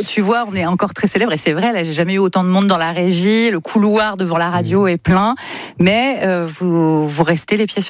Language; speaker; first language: French; native; French